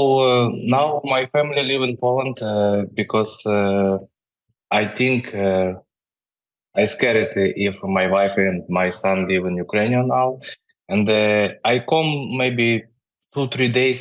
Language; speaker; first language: English; non-native, learner; Ukrainian